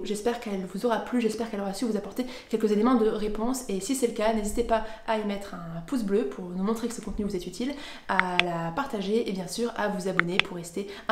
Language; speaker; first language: French; native; French